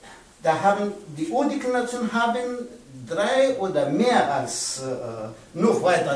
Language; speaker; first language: German; non-native, learner; Pashto